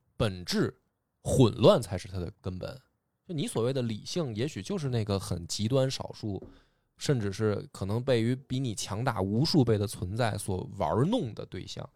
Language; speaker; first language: Chinese; native; Chinese